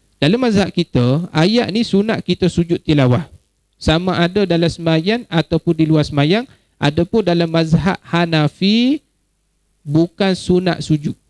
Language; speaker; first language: Malay; native; Malay